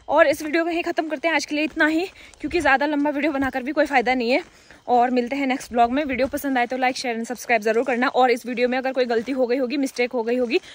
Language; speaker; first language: Hindi; native; Hindi